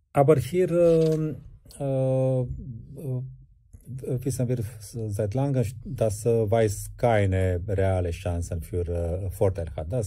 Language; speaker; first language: German; non-native, fluent; Romanian